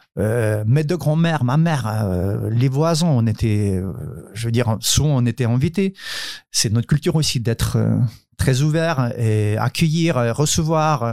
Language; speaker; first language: French; non-native, fluent; Ukrainian